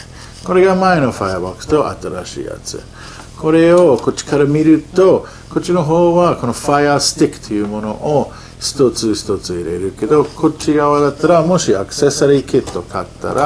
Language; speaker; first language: Japanese; non-native, fluent; English